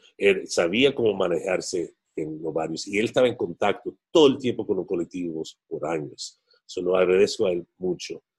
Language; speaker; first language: Spanish; non-native, fluent; English